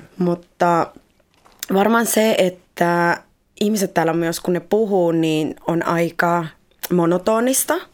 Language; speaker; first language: Finnish; early bilingual, other home language; Spanish